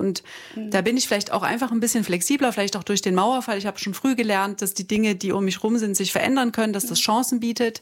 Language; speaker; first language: German; native; German